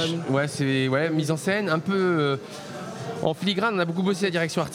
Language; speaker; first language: French; native; French